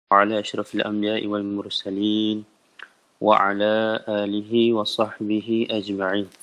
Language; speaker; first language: Arabic; non-native, fluent; Malay